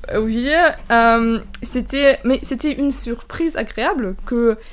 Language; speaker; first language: French; non-native, fluent; German